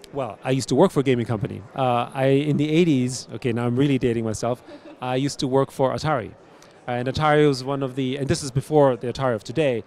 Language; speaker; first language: English; early bilingual, other home language; German